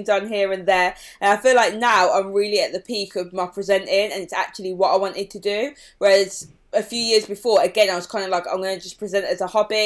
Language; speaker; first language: English; native; English